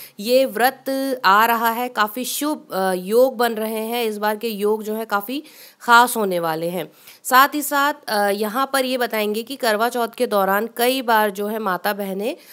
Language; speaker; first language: Hindi; native; Hindi